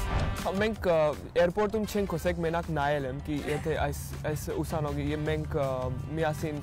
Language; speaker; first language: Armenian; non-native, learner; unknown